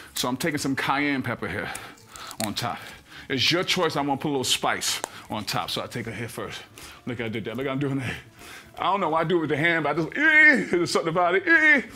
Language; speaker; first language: English; native; English